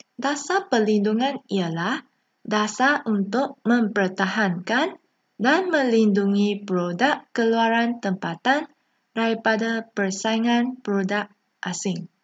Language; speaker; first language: Malay; non-native, local second language; Chinese